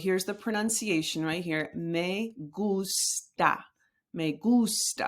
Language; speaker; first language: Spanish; non-native, fluent; English